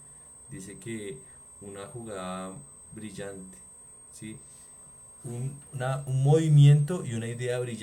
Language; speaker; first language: Spanish; native; Spanish